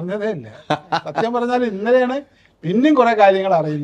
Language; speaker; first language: Malayalam; native; Malayalam